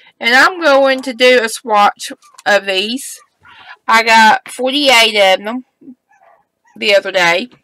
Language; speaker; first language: English; native; English